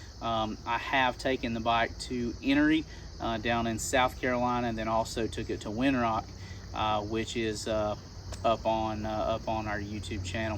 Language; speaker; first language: English; native; English